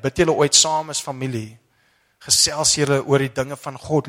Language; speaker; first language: Afrikaans; non-native, fluent; English